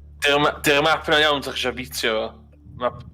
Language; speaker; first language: Welsh; native; Welsh